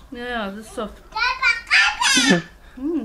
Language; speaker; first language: English; non-native, learner; Russian